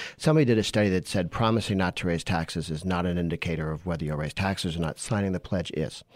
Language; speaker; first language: English; native; English